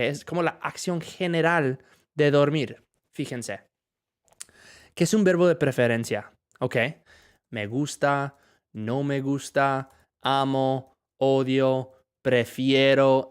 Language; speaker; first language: Spanish; non-native, fluent; English